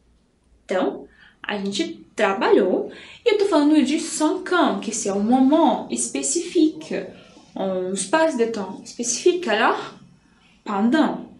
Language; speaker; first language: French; non-native, fluent; Portuguese